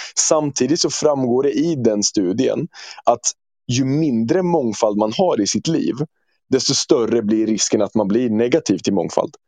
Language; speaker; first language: Swedish; early bilingual, other home language; Turkish